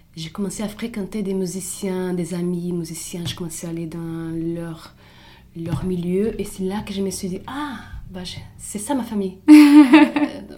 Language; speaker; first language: French; non-native, fluent; Portuguese